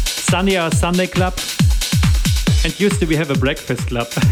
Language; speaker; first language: English; non-native, fluent; German